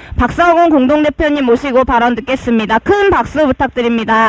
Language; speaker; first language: Korean; native; Korean